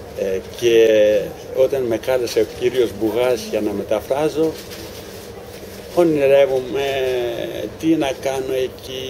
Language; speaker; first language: Greek; non-native, learner; Ukrainian